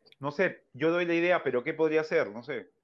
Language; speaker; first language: Spanish; native; Spanish